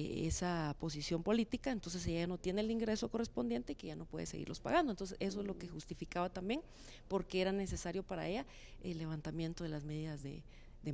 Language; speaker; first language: Spanish; native; Spanish